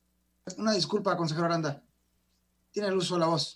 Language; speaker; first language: Spanish; native; Spanish